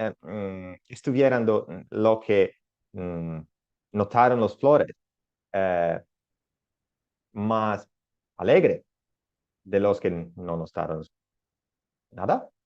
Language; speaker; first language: Spanish; non-native, learner; Italian